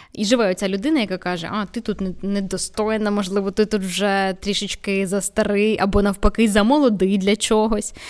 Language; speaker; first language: Ukrainian; non-native, local second language; Russian